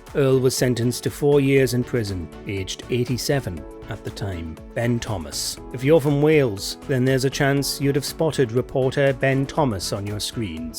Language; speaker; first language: English; native; English